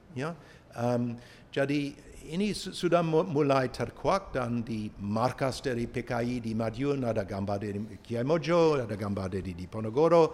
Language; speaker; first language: Malay; non-native, fluent; English